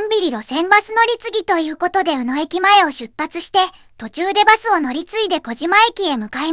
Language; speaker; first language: Japanese; native; Japanese